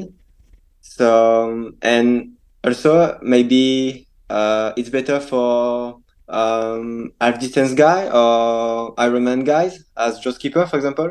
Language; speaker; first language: English; non-native, learner; French